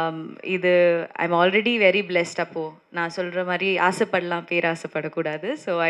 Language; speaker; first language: Tamil; non-native, local second language; Malayalam